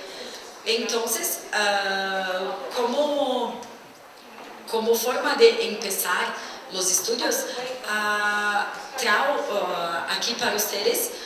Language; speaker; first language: Spanish; non-native, fluent; Portuguese